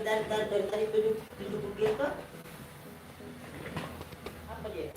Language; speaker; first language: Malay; non-native, local second language; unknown